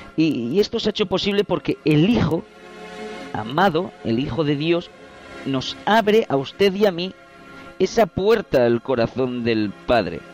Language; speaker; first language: Spanish; native; Spanish